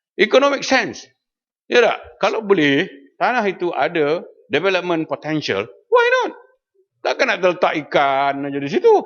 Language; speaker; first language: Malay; native; Malay